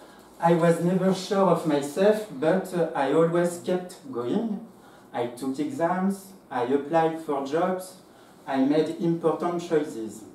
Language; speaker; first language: English; non-native, fluent; French